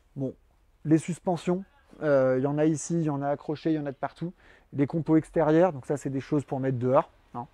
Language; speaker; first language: French; native; French